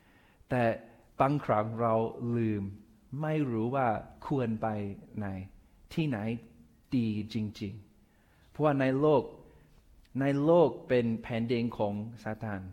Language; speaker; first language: Thai; non-native, fluent; English